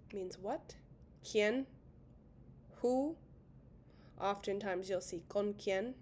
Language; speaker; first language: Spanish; non-native, fluent; English